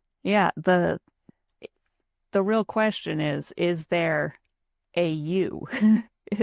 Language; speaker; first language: English; native; English